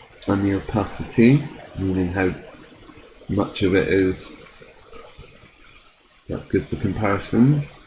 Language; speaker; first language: English; native; English